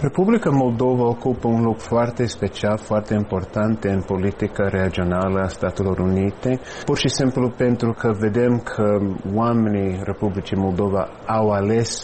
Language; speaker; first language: Romanian; non-native, fluent; English